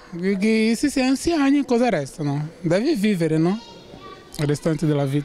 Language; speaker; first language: Italian; non-native, learner; Portuguese